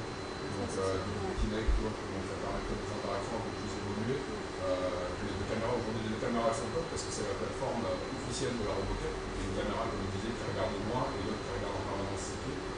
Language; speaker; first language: French; native; French